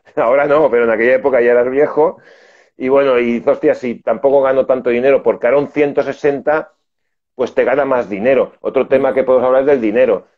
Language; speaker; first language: Spanish; native; Spanish